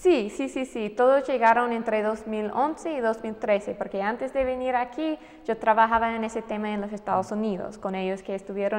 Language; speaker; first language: Spanish; non-native, fluent; English